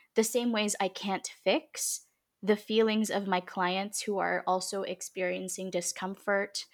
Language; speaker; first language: English; early bilingual, other home language; Filipino